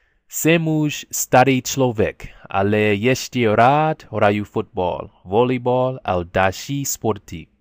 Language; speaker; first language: Czech; non-native, learner; English